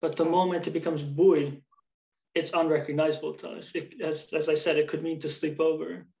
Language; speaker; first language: English; early bilingual, other home language; Albanian